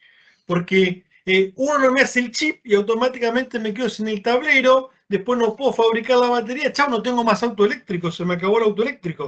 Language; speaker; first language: Spanish; native; Spanish